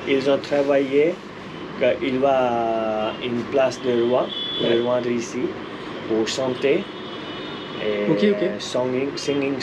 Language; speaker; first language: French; non-native, fluent; Hindi